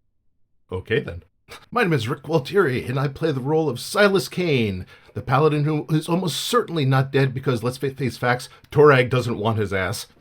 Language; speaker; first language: English; native; English